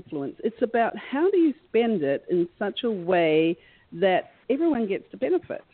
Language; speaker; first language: English; native; English